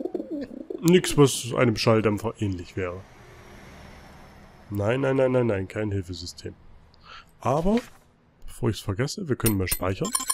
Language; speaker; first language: German; native; German